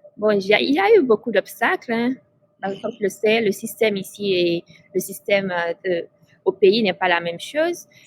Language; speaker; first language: French; non-native, local second language; Fula